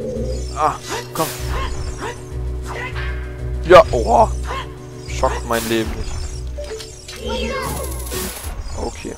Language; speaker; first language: German; native; German